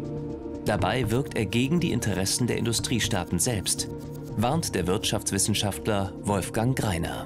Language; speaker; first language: German; native; German